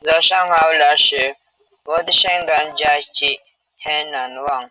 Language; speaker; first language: Chinese; non-native, learner; Filipino